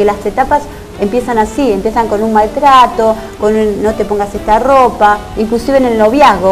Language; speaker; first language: Spanish; native; Spanish